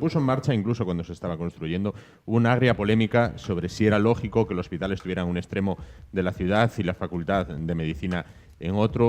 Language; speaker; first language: Spanish; native; Spanish